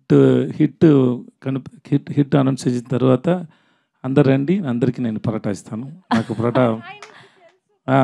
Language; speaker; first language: Telugu; non-native, learner; Tamil